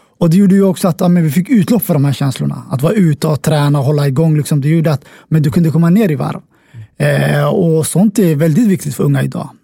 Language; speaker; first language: Swedish; early bilingual, other home language; Somali